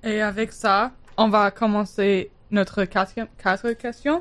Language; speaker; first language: French; non-native, learner; English